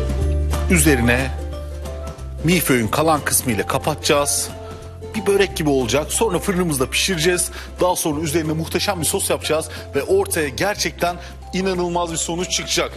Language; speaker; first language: Turkish; native; Turkish